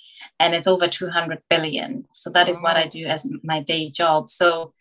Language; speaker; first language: English; non-native, local second language; Tswana